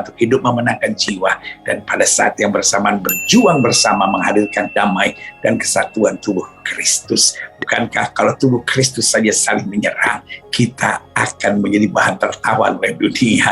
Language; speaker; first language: Indonesian; native; Indonesian